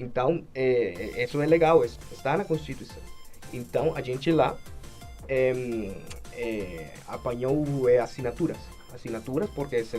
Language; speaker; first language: Portuguese; non-native, fluent; Spanish